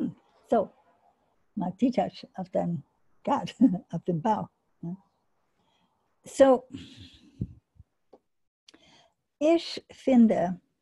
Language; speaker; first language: German; non-native, learner; English